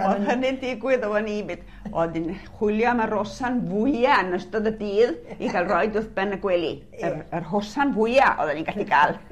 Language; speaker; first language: Welsh; early bilingual, heritage; Welsh